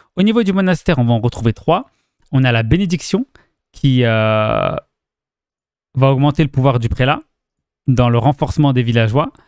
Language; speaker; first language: French; native; French